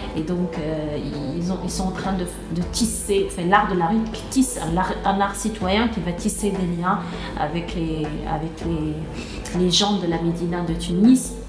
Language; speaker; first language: French; non-native, local second language; Arabic